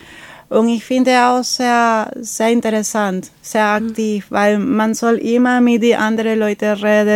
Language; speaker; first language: German; non-native, fluent; Spanish